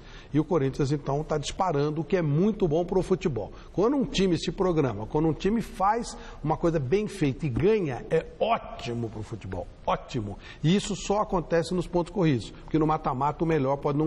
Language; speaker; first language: Portuguese; native; Portuguese